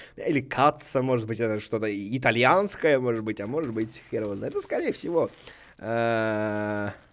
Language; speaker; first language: Russian; native; Russian